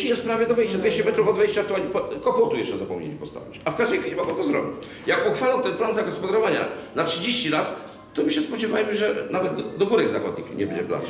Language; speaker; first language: Polish; native; Polish